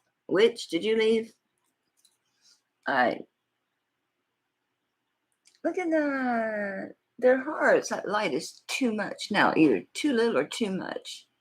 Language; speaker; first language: English; native; English